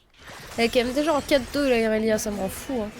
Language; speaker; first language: French; native; French